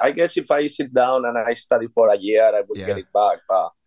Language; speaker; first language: English; non-native, fluent; Spanish